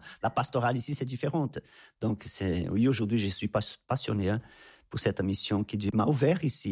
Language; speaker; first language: French; non-native, fluent; Portuguese